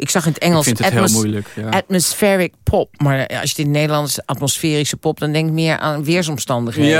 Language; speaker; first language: Dutch; native; Dutch